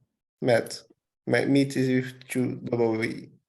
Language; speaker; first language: English; non-native, learner; Portuguese